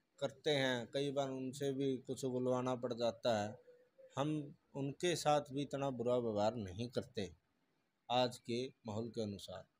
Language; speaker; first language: Hindi; native; Hindi